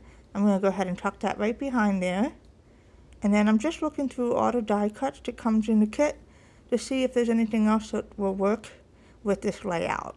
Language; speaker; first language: English; native; English